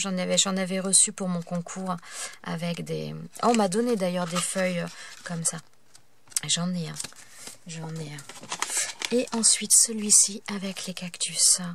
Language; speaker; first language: French; native; French